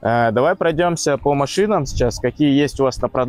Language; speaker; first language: Russian; native; Russian